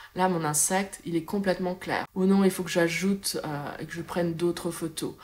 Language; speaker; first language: French; native; French